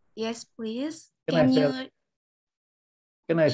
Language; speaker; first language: English; non-native, fluent; Indonesian